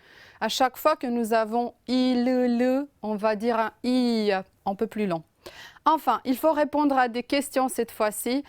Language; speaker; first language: French; non-native, fluent; Romanian